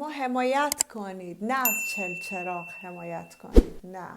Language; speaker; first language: Persian; native; Persian